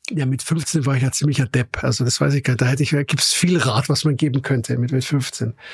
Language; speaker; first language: German; native; German